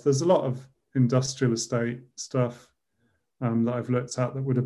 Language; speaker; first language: English; native; English